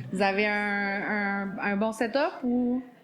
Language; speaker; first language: French; native; French